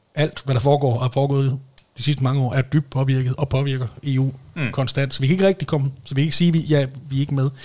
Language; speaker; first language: Danish; native; Danish